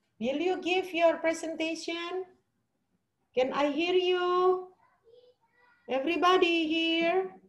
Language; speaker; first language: English; non-native, fluent; Indonesian